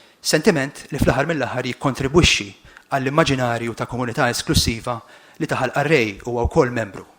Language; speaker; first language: Maltese; native; Maltese